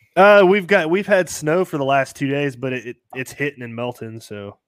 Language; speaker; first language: English; native; English